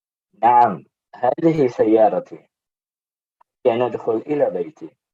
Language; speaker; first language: Arabic; non-native, fluent; Indonesian